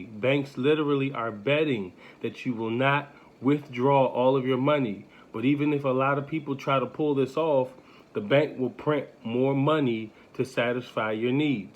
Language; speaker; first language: English; native; English